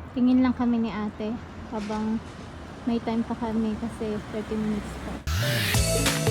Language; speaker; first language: Filipino; native; Filipino